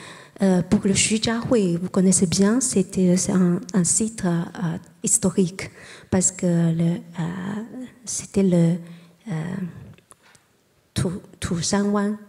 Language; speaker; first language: French; non-native, learner; Chinese